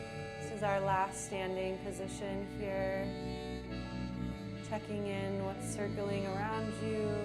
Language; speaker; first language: English; native; English